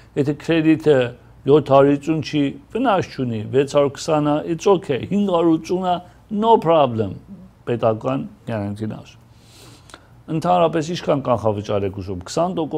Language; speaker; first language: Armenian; early bilingual, heritage; Armenian